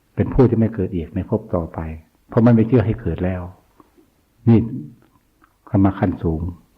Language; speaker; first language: Thai; non-native, local second language; Northeastern Thai